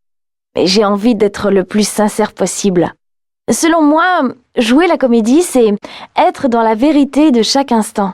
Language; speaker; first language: French; native; French